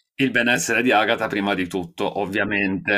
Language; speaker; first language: Italian; native; Italian